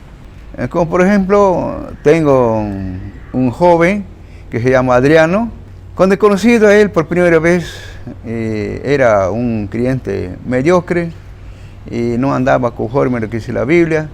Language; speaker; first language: Spanish; non-native, local second language; Shipibo-Conibo